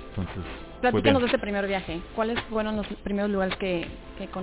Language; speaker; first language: Spanish; native; Spanish